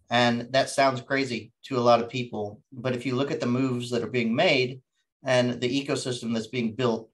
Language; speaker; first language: English; native; English